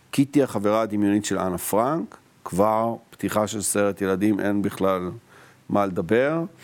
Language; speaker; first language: Hebrew; native; Hebrew